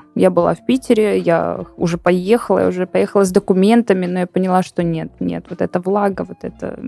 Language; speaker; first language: Russian; native; Russian